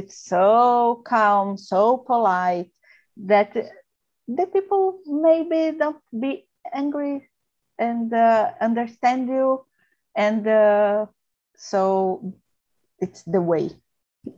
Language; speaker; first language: English; non-native, learner; Portuguese